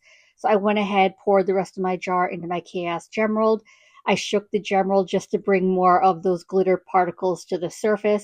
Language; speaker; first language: English; native; English